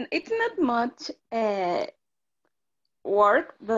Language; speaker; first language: English; non-native, learner; Spanish